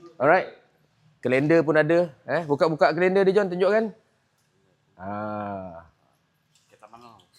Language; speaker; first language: Malay; native; Malay